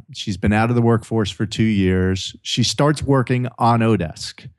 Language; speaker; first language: English; native; English